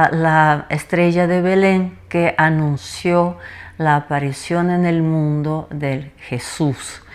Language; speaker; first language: Spanish; non-native, fluent; Russian